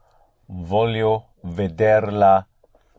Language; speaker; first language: Italian; non-native, learner; English